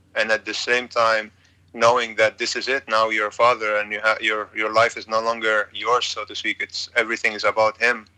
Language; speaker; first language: English; non-native, fluent; Arabic